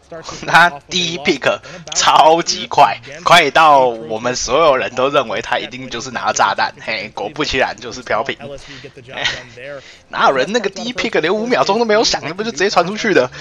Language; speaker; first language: Chinese; native; Chinese